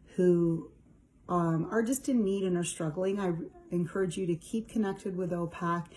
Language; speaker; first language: English; native; English